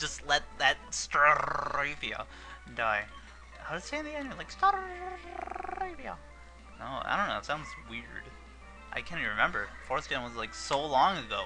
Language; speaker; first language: English; native; English